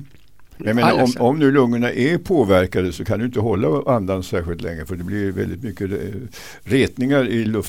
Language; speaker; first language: Swedish; native; Swedish